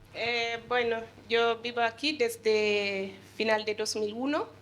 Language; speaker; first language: Spanish; non-native, learner; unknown